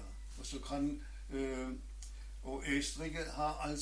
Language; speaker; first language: Danish; non-native, learner; German